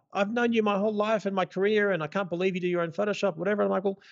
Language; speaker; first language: English; native; English